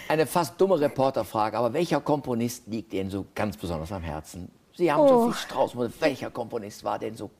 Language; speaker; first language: German; native; German